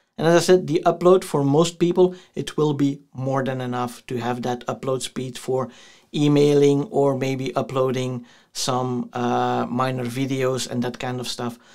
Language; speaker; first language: English; non-native, fluent; Dutch